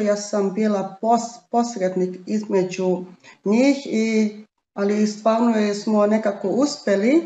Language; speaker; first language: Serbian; non-native, local second language; Romany